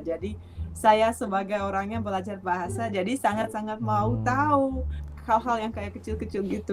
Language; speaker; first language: Indonesian; non-native, fluent; Russian